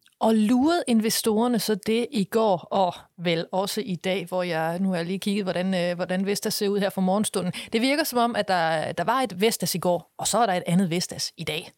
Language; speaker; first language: Danish; native; Danish